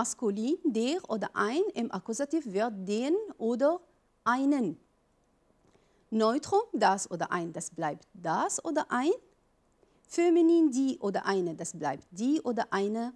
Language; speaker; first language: German; non-native, fluent; Arabic